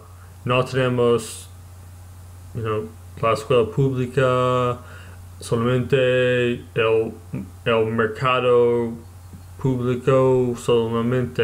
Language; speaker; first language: Spanish; non-native, learner; English